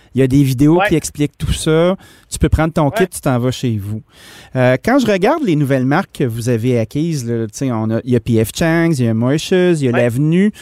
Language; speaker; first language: French; native; French